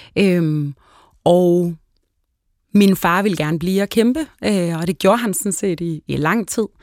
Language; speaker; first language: Danish; early bilingual, other home language; Arabic